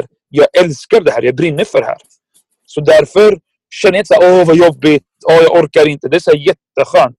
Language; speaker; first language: Swedish; non-native, fluent; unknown